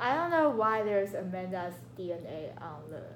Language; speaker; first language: English; non-native, learner; Chinese